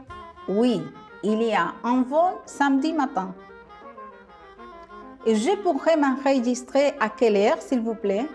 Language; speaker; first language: French; non-native, fluent; Spanish